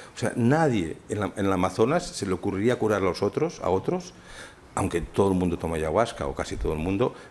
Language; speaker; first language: Spanish; non-native, local second language; Catalan